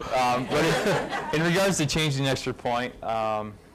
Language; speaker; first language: English; native; English